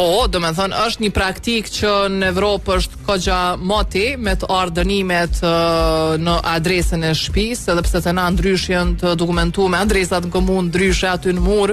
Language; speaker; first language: Albanian; native; Albanian